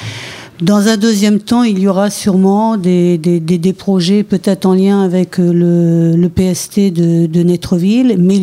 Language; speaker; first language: French; native; French